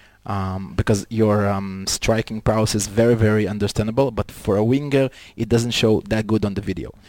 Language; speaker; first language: English; non-native, fluent; Hebrew